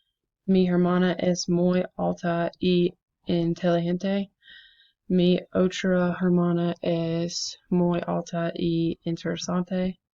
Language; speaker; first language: Spanish; non-native, learner; English